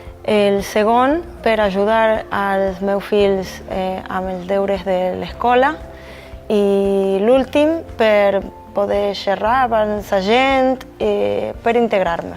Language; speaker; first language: Catalan; non-native, learner; Spanish